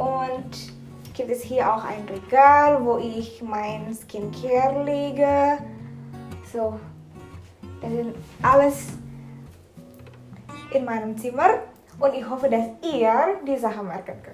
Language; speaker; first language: German; non-native, fluent; Indonesian